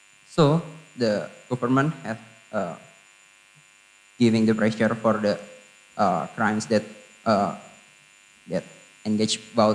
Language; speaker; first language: English; non-native, learner; Indonesian